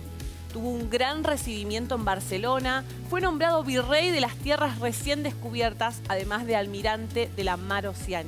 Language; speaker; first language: Spanish; native; Spanish